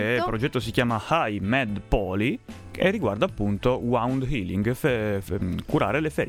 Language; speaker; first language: Italian; native; Italian